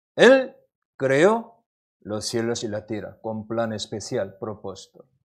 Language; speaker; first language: Spanish; non-native, learner; Korean